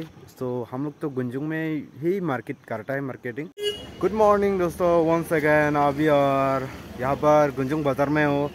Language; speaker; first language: Hindi; non-native, local second language; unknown